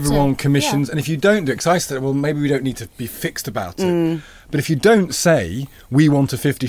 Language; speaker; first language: English; native; English